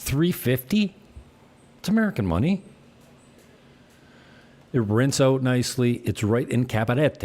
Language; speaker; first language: English; native; English